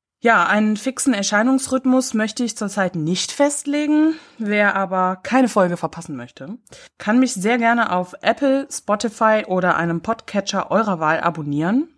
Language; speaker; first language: German; native; German